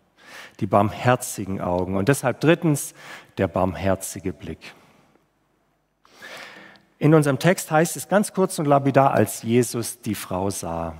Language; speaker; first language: German; native; German